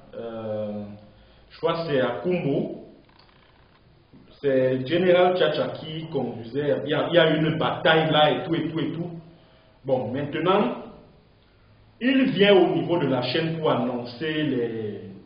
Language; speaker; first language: French; native; French